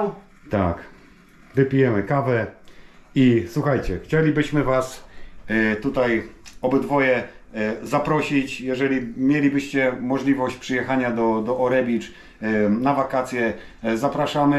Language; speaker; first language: Polish; native; Polish